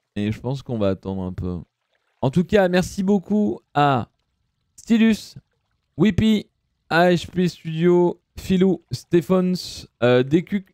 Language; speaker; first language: French; early bilingual, other home language; Italian